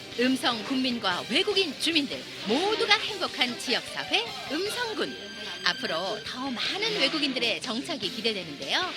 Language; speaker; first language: Korean; native; Korean